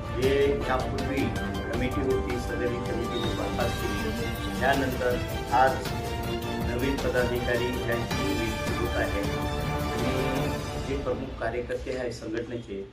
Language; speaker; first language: Marathi; non-native, local second language; Urdu